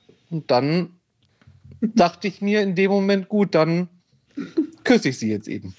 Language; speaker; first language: German; native; German